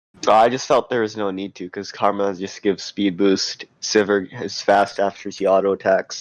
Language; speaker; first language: English; native; English